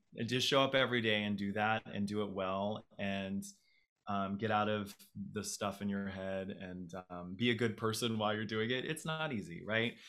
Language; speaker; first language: English; native; English